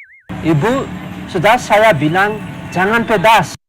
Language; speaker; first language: Indonesian; non-native, fluent; Malagasy